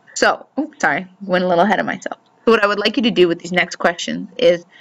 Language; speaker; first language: English; native; English